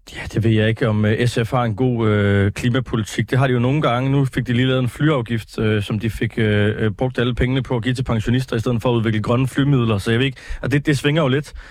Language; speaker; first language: Danish; native; Danish